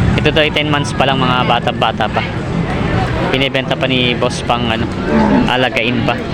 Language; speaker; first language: Filipino; native; Filipino